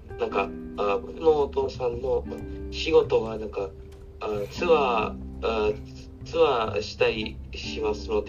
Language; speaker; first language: Japanese; non-native, learner; Hindi